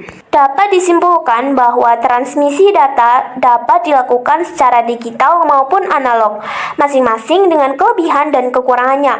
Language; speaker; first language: Indonesian; native; Indonesian